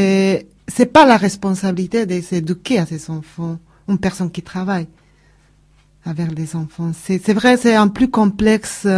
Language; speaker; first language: French; non-native, learner; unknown